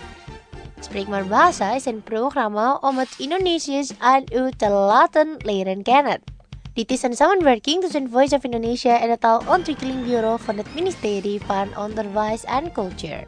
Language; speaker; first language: Dutch; non-native, fluent; Indonesian